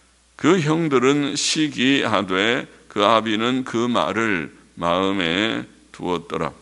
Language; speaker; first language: Korean; native; Korean